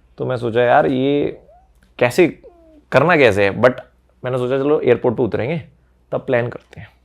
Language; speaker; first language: Hindi; native; Hindi